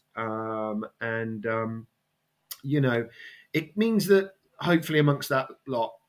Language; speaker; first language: English; native; English